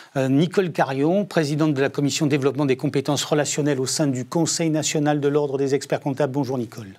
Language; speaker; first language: French; native; French